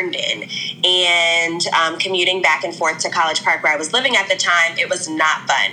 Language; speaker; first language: English; native; English